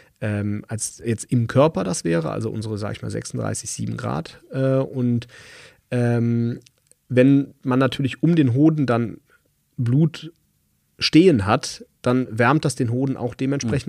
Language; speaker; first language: German; native; German